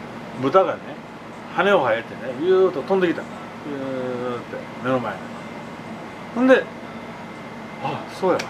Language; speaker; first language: Japanese; native; Japanese